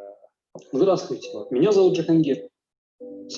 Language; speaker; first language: Russian; non-native, local second language; Uzbek